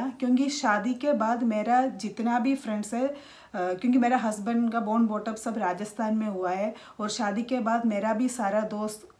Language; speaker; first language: Hindi; non-native, local second language; Malayalam